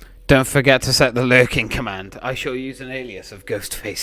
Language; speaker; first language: English; native; English